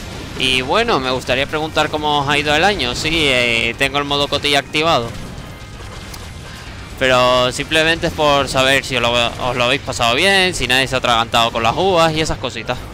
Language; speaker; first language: Spanish; native; Spanish